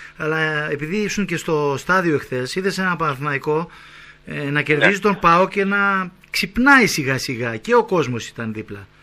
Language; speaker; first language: Greek; native; Greek